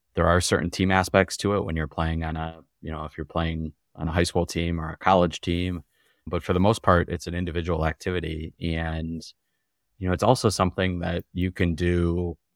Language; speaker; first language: English; native; English